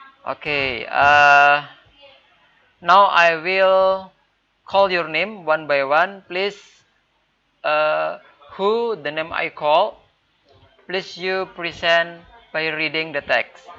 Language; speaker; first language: English; non-native, fluent; Indonesian